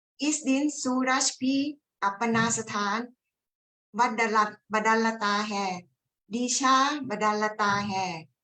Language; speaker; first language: Hindi; non-native, learner; Thai